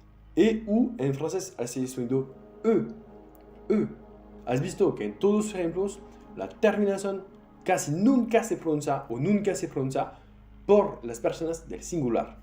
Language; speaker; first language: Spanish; non-native, fluent; French